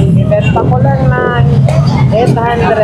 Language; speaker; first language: Filipino; native; Filipino